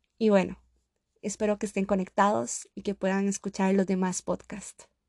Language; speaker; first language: Spanish; native; Spanish